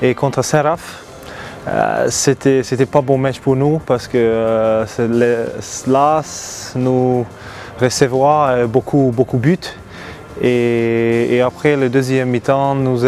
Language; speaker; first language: French; non-native, learner; Hungarian